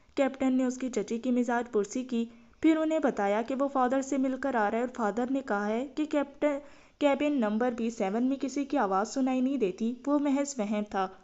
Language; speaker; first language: Hindi; native; Hindi